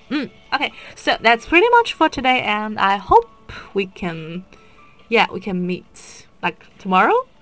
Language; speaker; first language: English; non-native, fluent; Chinese